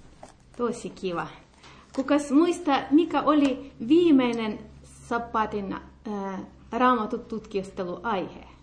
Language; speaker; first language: Finnish; non-native, learner; Russian